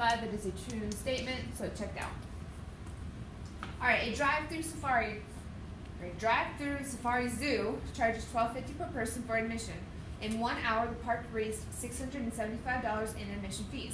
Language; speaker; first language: English; native; English